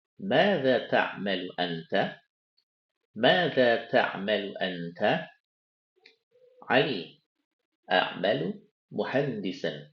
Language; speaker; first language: Arabic; non-native, fluent; Indonesian